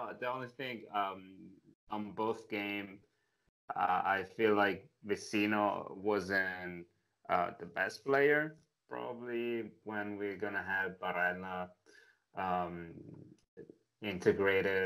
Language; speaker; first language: English; non-native, fluent; Italian